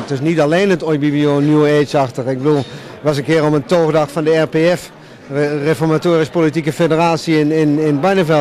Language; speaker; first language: Dutch; native; Dutch